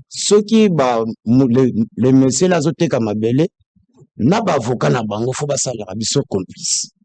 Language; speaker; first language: Lingala; non-native, local second language; Kongo